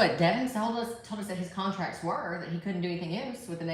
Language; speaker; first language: English; native; English